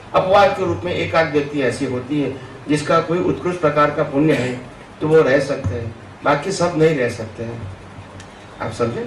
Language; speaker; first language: Hindi; non-native, local second language; Gujarati